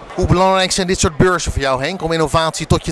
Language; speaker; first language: Dutch; native; Dutch